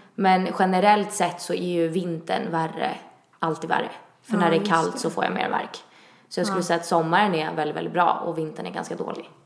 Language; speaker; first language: Swedish; early bilingual, other home language; Italian